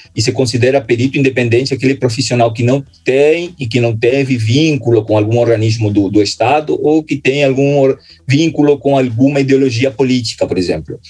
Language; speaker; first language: Portuguese; non-native, fluent; Spanish